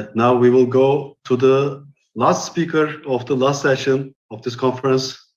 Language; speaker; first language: English; non-native, fluent; Turkish